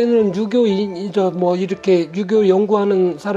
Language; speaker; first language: Korean; native; Korean